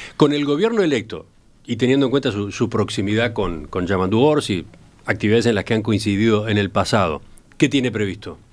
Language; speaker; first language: Spanish; native; Spanish